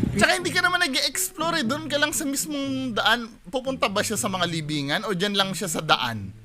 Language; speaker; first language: Filipino; native; Filipino